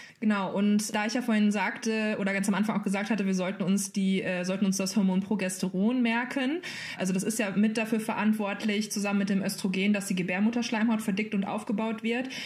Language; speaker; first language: German; native; German